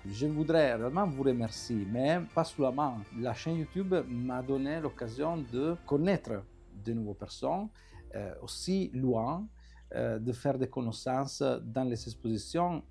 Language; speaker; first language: French; non-native, fluent; Italian